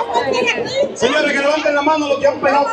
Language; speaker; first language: Spanish; native; Spanish